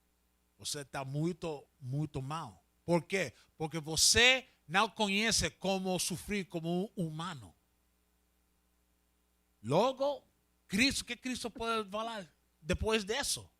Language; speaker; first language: Portuguese; non-native, learner; Spanish